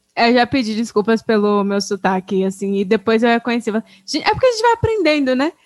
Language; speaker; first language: Portuguese; native; Portuguese